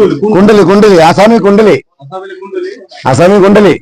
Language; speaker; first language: Malayalam; non-native, learner; Assamese